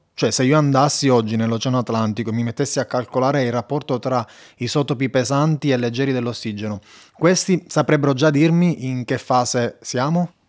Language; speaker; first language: Italian; native; Italian